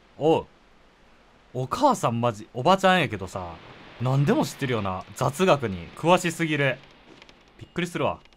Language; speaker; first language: Japanese; native; Japanese